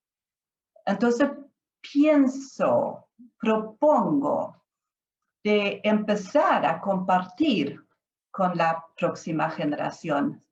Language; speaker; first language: Spanish; non-native, fluent; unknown